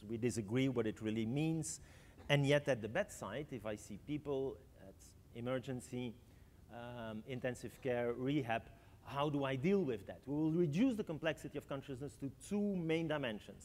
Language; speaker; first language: English; non-native, fluent; French